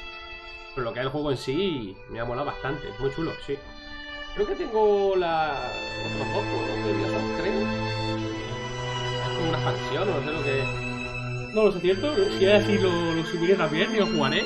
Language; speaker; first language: Spanish; native; Spanish